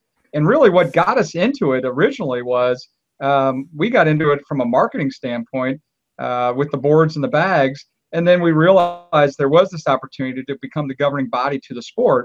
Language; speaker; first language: English; native; English